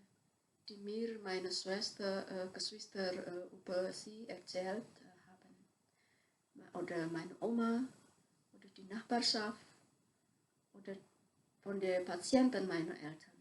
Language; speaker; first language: German; non-native, fluent; Javanese